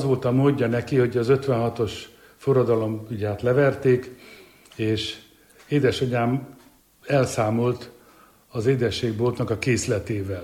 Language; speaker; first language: Hungarian; native; Hungarian